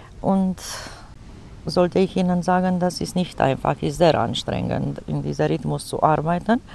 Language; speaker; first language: German; non-native, fluent; Romanian